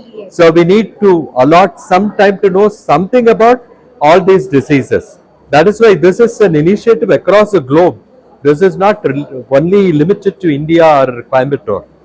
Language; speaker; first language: English; non-native, local second language; Tamil